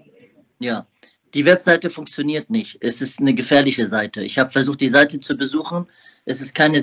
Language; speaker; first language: German; native; German